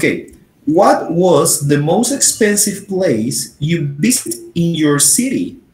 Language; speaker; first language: English; non-native, fluent; Spanish